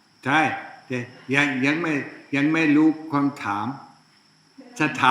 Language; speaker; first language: Thai; non-native, fluent; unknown